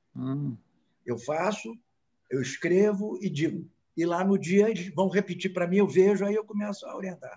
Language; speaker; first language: Portuguese; native; Portuguese